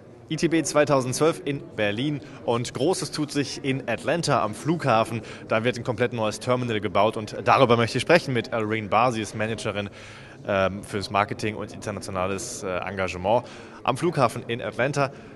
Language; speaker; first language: German; native; German